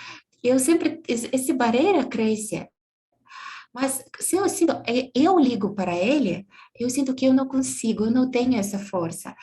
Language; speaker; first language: Portuguese; non-native, fluent; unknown